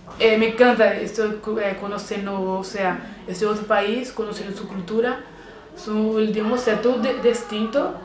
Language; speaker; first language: Spanish; non-native, learner; Portuguese